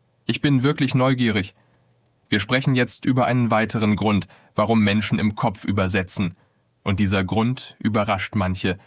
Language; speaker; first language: German; non-native, fluent; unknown